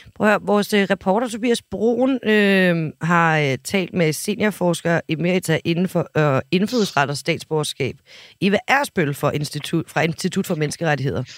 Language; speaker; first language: Danish; native; Danish